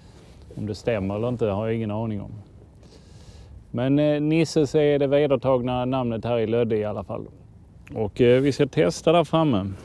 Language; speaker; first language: Swedish; native; Swedish